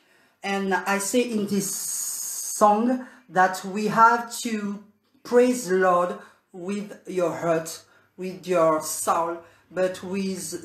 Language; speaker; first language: English; non-native, learner; French